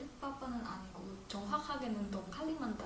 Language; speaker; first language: Korean; non-native, fluent; Indonesian